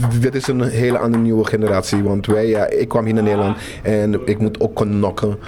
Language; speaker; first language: Dutch; non-native, local second language; Papiamento